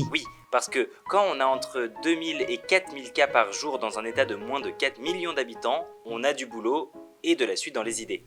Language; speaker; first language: French; native; French